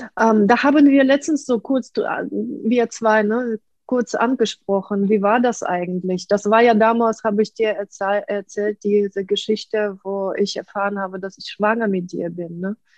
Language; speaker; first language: German; non-native, fluent; Russian